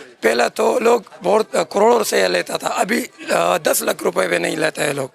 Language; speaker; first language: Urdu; non-native, local second language; Pashto